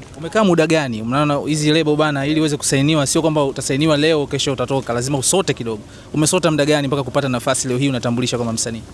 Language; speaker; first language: Swahili; native; Swahili